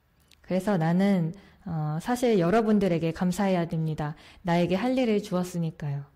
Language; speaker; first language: Korean; native; Korean